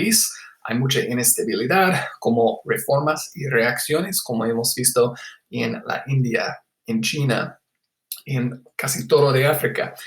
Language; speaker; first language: Spanish; non-native, fluent; English